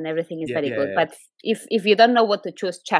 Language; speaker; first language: English; non-native, fluent; Spanish